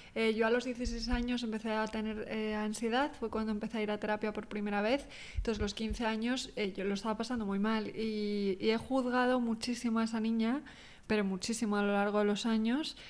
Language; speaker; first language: Spanish; native; Spanish